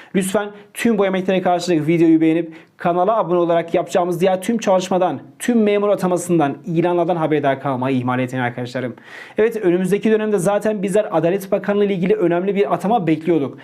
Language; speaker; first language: Turkish; native; Turkish